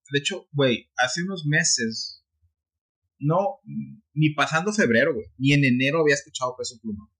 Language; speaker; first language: Spanish; early bilingual, heritage; Spanish